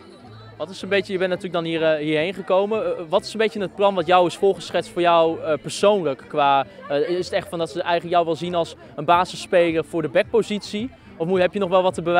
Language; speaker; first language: Dutch; native; Dutch